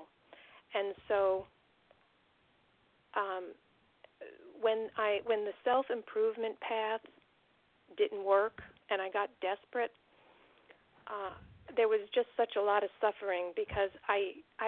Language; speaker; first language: English; native; English